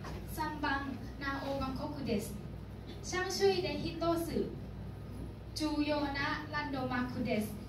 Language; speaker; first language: Japanese; non-native, learner; Thai